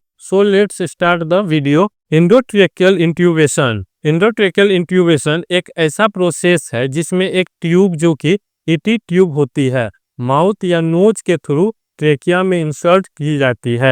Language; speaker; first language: Hindi; native; Hindi